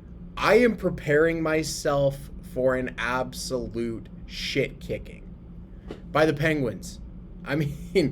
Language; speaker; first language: English; native; English